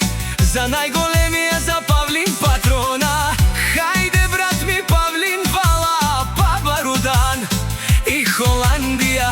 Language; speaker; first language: Bulgarian; non-native, local second language; Romany